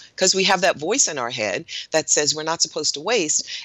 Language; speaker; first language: English; native; English